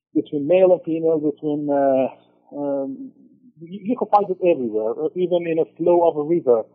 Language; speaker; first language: English; non-native, fluent; Persian